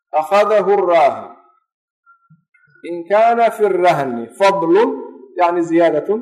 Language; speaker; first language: Arabic; non-native, local second language; Somali